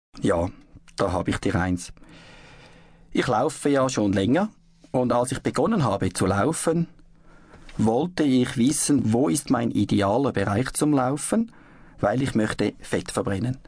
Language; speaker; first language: German; native; German